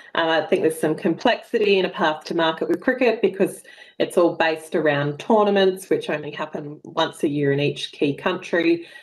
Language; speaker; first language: English; native; English